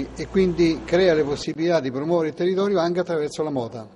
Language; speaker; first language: Italian; native; Italian